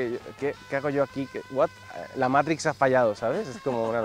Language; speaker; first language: Spanish; native; Spanish